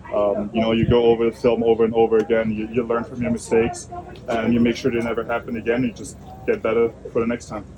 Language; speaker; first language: English; non-native, fluent; German